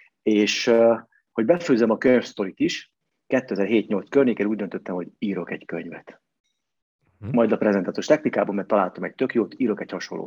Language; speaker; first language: Hungarian; native; Hungarian